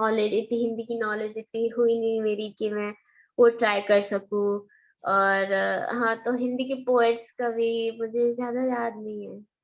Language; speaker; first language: Hindi; early bilingual, heritage; Hindi